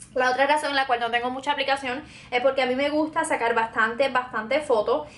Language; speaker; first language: Spanish; native; Spanish